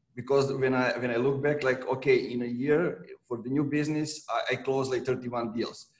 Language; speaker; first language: English; non-native, fluent; Serbian